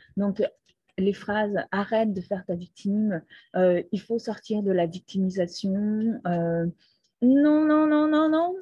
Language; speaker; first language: French; non-native, fluent; Portuguese